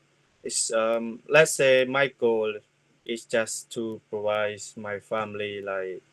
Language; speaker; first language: English; non-native, learner; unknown